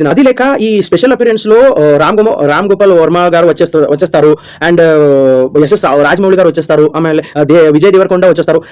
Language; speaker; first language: Telugu; non-native, learner; Kannada